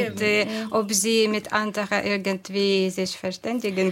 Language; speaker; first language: German; non-native, fluent; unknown